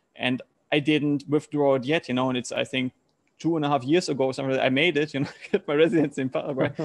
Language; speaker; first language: English; non-native, learner; German